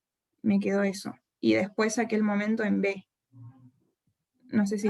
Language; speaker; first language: Spanish; native; Spanish